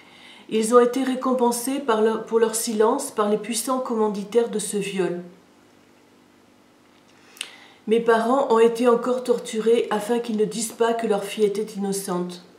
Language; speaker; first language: French; native; French